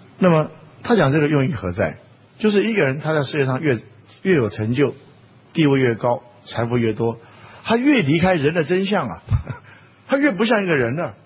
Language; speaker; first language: Chinese; native; Chinese